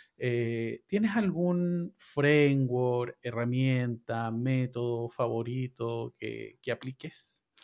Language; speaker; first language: Spanish; native; Spanish